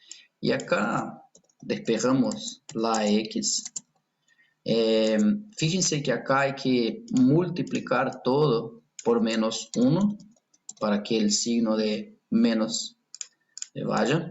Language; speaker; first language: Spanish; non-native, fluent; Portuguese